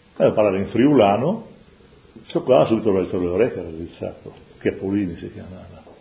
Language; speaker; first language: Italian; non-native, local second language; Friulian